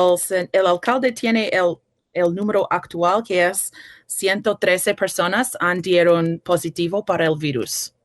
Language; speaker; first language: Spanish; non-native, fluent; English